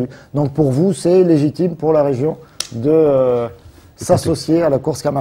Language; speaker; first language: French; native; French